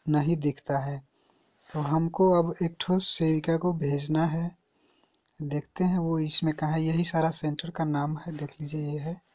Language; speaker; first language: Hindi; native; Hindi